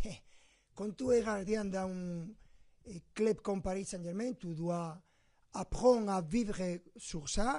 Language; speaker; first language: French; non-native, fluent; Spanish